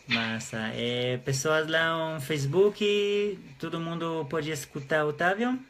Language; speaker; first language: Portuguese; non-native, fluent; Hebrew